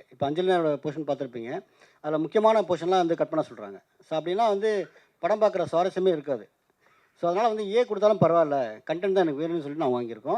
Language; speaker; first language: Tamil; native; Tamil